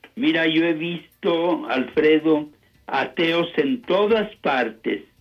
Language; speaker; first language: Spanish; native; Spanish